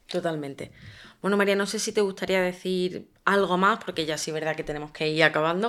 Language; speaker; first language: Spanish; native; Spanish